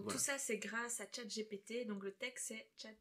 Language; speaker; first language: French; native; French